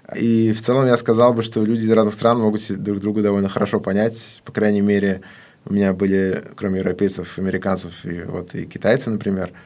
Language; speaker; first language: Russian; native; Russian